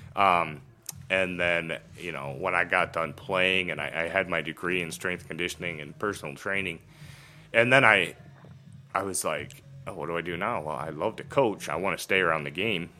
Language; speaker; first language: English; native; English